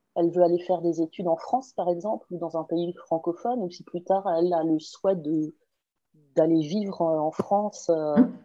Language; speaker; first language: French; native; French